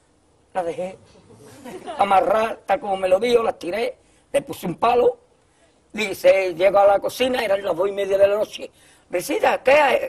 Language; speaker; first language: Spanish; native; Spanish